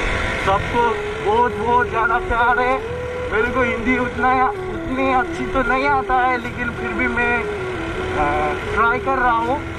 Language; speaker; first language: Hindi; non-native, learner; Nepali